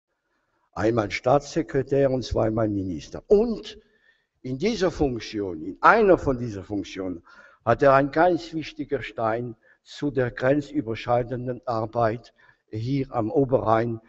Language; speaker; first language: German; non-native, fluent; French